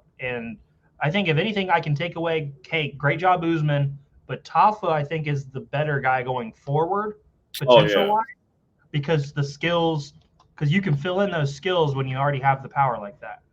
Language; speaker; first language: English; native; English